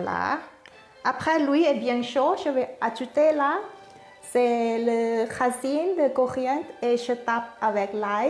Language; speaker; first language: French; non-native, learner; Thai